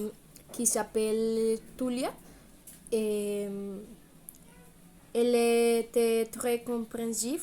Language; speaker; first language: French; non-native, learner; Spanish